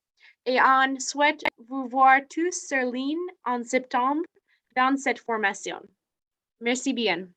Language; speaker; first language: French; non-native, fluent; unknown